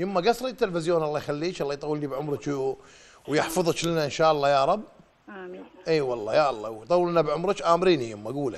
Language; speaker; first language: Arabic; native; Arabic